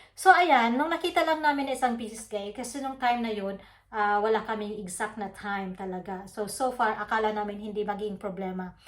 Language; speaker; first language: Filipino; non-native, local second language; Waray